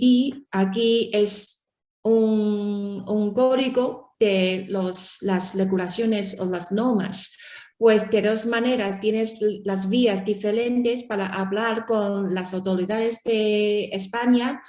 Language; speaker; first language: Spanish; non-native, learner; Chinese